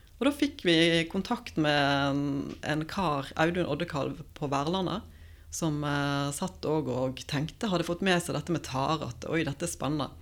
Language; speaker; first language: Norwegian; native; Norwegian